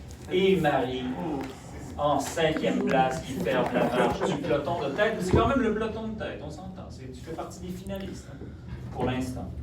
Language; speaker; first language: French; native; French